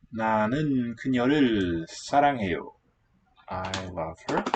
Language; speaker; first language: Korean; non-native, learner; English